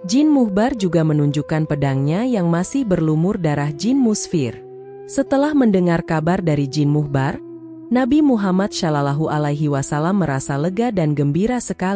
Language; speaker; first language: Indonesian; native; Indonesian